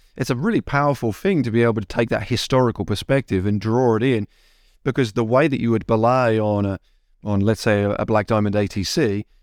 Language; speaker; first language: English; native; English